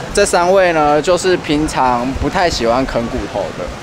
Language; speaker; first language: Chinese; native; Chinese